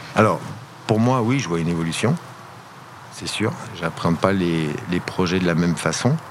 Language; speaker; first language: French; native; French